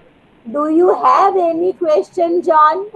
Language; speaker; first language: English; non-native, learner; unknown